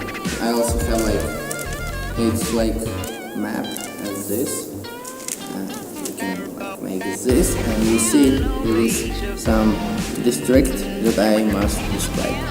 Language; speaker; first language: English; non-native, learner; Ukrainian